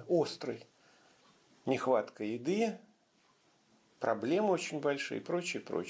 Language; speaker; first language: Russian; native; Russian